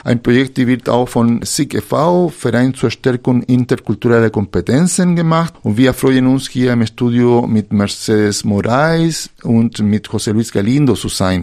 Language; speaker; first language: German; non-native, fluent; Spanish